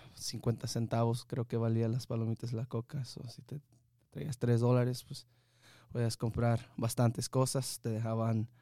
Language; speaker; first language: Spanish; early bilingual, heritage; Spanish